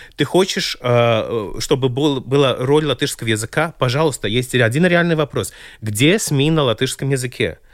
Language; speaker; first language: Russian; non-native, local second language; Latvian